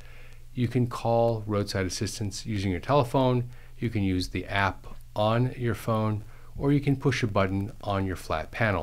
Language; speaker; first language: English; native; English